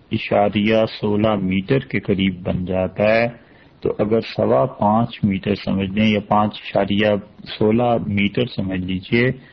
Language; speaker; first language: Urdu; native; Urdu